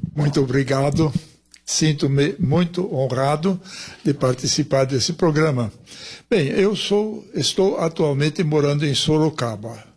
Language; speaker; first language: Portuguese; early bilingual, other home language; German